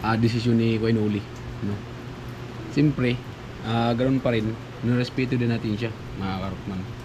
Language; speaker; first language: Filipino; non-native, local second language; Bikol